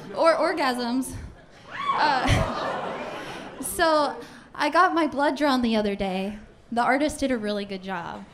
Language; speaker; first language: English; native; English